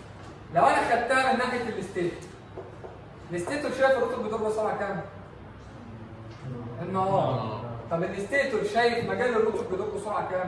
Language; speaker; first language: Arabic; native; Arabic